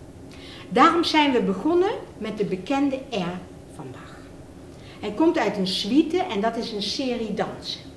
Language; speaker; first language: Dutch; native; Dutch